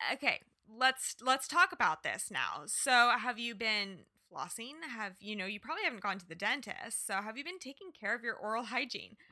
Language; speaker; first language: English; native; English